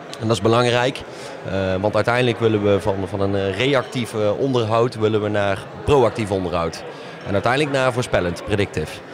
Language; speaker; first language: Dutch; native; Dutch